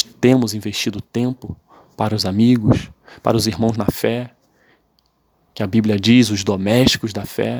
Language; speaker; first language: Portuguese; native; Portuguese